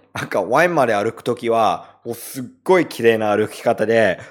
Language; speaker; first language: Japanese; non-native, fluent; English